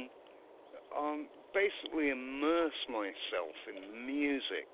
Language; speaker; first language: English; native; English